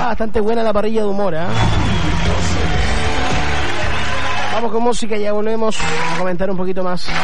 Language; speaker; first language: Spanish; native; Spanish